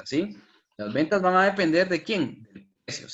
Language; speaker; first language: Spanish; native; Spanish